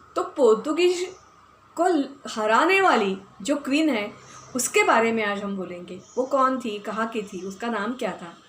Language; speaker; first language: Hindi; non-native, local second language; Marathi